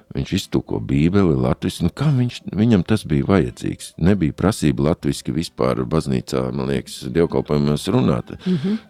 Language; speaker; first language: Latvian; native; Latvian